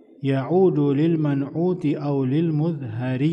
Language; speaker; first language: Arabic; non-native, fluent; Indonesian